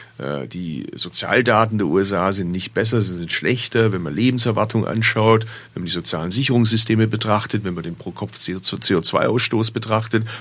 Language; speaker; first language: German; early bilingual, other home language; Turkish